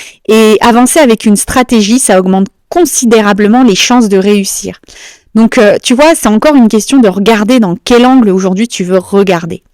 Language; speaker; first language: French; native; French